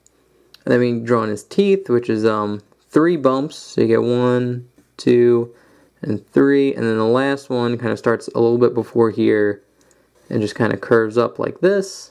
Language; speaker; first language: English; native; English